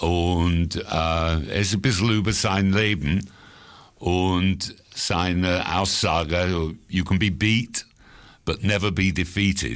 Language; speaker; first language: German; non-native, fluent; English